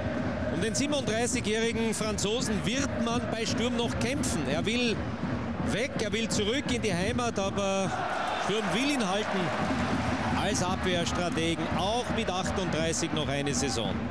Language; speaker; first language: German; native; German